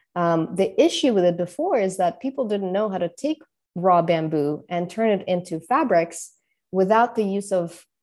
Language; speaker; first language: English; non-native, fluent; Russian